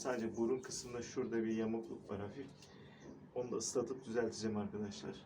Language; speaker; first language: Turkish; native; Turkish